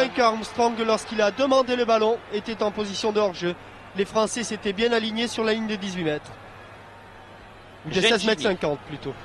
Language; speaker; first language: French; native; French